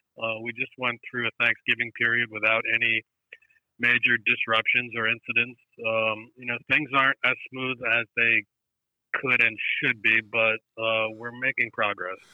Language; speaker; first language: English; native; English